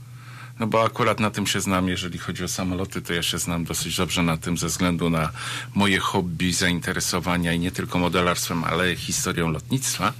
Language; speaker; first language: Polish; native; Polish